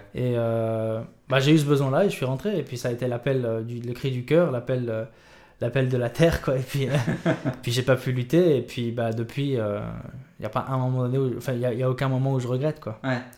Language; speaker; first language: French; native; French